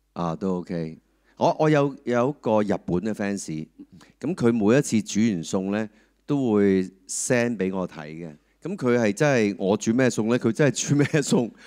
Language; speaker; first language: Cantonese; native; Cantonese